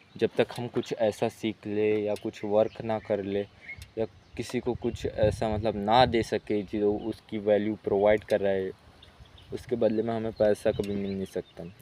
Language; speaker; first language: Hindi; non-native, local second language; Marathi